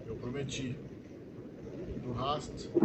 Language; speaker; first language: German; non-native, fluent; Portuguese